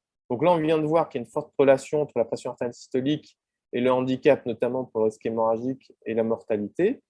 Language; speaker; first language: French; native; French